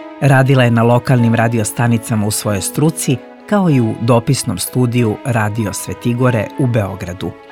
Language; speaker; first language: Serbian; native; Serbian